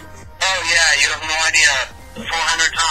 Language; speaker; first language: English; native; English